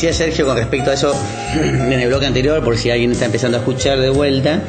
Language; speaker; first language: Spanish; native; Spanish